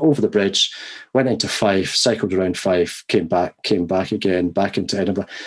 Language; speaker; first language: English; native; English